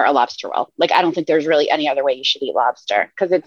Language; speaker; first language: English; native; English